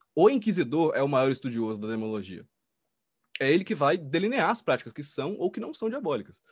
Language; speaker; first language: Portuguese; native; Portuguese